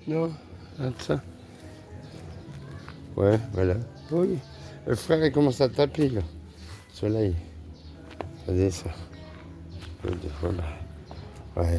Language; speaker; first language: French; native; French